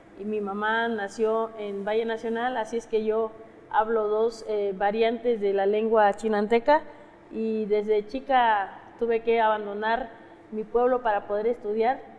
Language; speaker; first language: Spanish; non-native, local second language; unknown